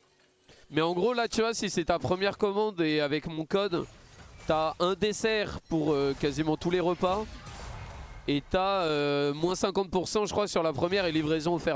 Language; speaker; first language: French; native; French